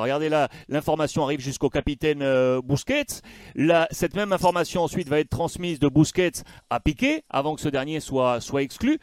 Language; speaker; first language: French; native; French